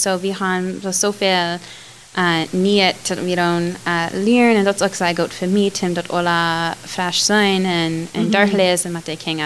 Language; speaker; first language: German; non-native, learner; Plautdietsch